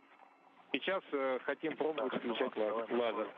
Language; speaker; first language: Russian; native; Russian